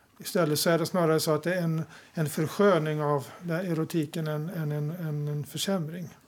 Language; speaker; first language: Swedish; native; Swedish